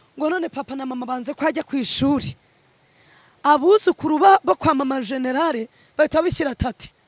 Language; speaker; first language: Kinyarwanda; early bilingual, other home language; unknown